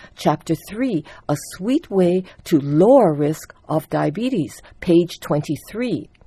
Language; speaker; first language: English; early bilingual, other home language; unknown